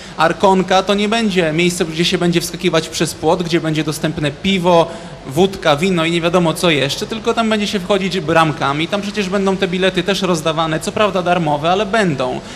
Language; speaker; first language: Polish; native; Polish